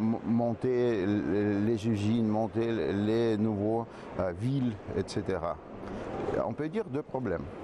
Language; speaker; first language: French; non-native, fluent; Russian